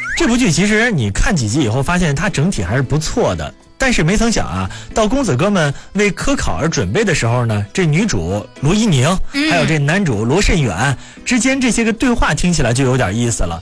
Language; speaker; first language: Chinese; native; Chinese